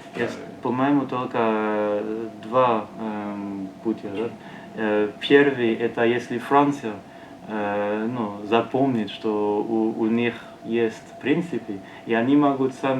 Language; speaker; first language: Russian; non-native, learner; French